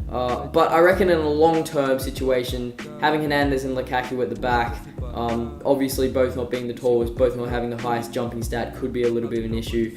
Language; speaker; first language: English; native; English